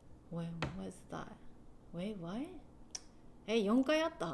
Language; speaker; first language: English; non-native, fluent; Japanese